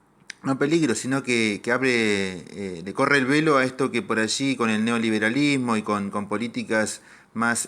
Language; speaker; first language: Spanish; native; Spanish